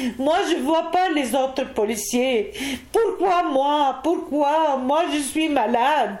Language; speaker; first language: French; non-native, local second language; Arabic